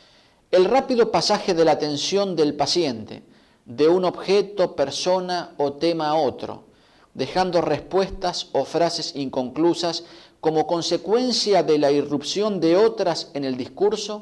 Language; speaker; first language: Spanish; native; Spanish